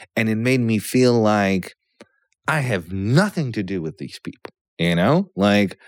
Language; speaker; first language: English; early bilingual, other home language; Polish